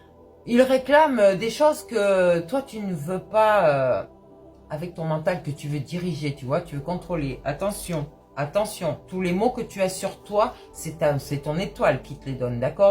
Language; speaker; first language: French; native; French